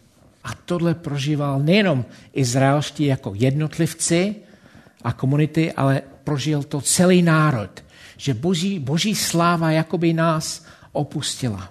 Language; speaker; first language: Czech; non-native, fluent; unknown